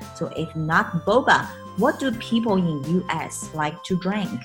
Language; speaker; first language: English; non-native, fluent; Chinese